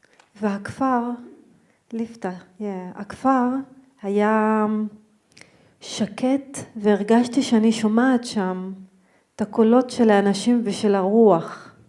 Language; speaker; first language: Hebrew; non-native, local second language; Arabic